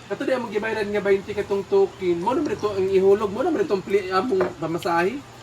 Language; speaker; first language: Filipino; non-native, local second language; Cebuano